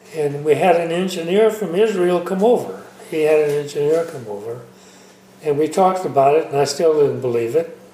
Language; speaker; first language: English; native; English